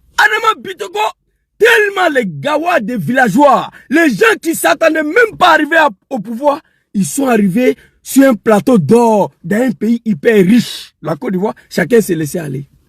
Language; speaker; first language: French; non-native, local second language; Dyula